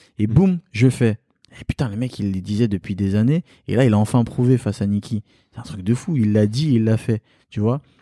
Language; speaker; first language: French; early bilingual, other home language; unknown